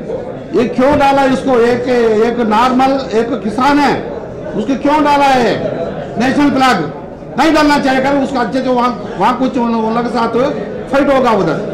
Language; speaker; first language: Hindi; non-native, local second language; Telugu